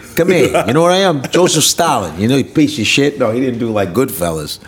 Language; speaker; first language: English; native; English